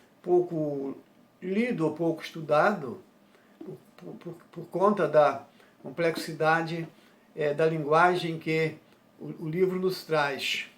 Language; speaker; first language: Portuguese; native; Portuguese